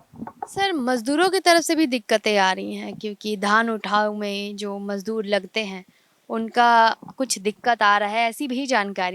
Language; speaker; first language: Hindi; native; Hindi